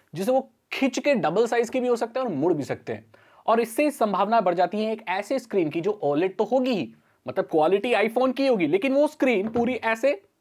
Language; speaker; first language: Hindi; native; Hindi